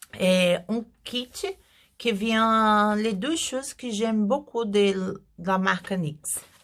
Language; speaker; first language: French; non-native, learner; Portuguese